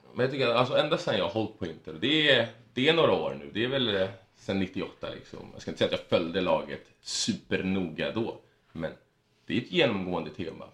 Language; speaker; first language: Swedish; early bilingual, other home language; Spanish